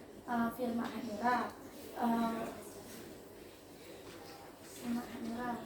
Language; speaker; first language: Arabic; non-native, learner; Indonesian